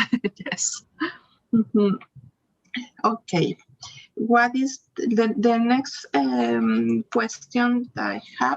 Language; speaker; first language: English; non-native, learner; Spanish